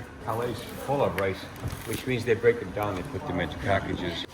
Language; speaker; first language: English; native; English